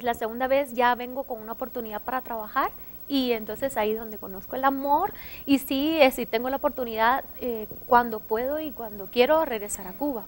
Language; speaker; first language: Spanish; native; Spanish